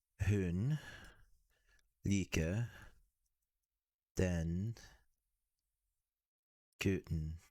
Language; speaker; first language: Norwegian; non-native, learner; English